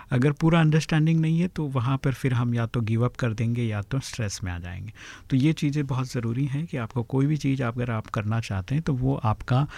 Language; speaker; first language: Hindi; native; Hindi